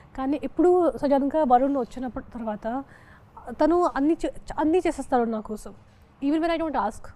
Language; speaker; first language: Telugu; non-native, fluent; Hindi